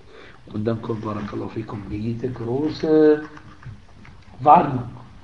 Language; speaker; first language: German; non-native, fluent; Arabic